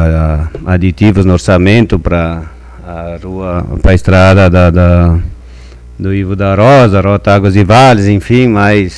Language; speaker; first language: Portuguese; native; Portuguese